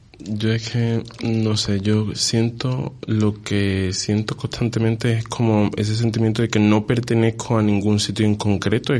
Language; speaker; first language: Spanish; early bilingual, other home language; Igbo